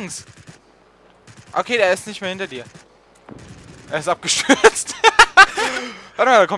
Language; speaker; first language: German; native; German